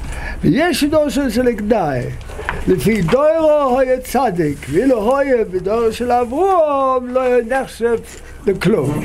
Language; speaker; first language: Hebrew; non-native, fluent; English